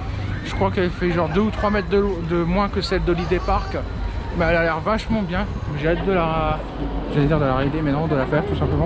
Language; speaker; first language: French; native; French